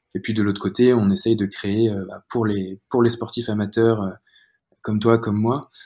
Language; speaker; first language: French; native; French